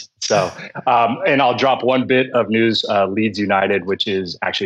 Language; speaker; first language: English; native; English